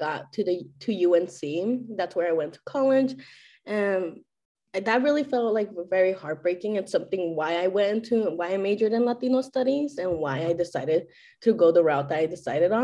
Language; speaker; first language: English; native; English